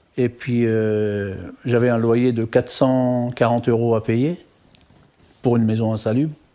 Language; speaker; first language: French; native; French